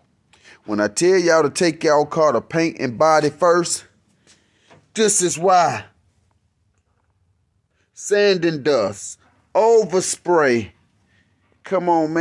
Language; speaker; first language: English; native; English